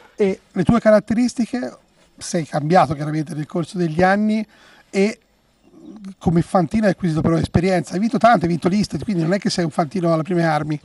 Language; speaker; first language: Italian; native; Italian